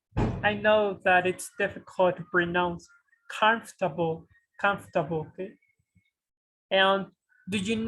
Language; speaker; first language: English; non-native, fluent; Spanish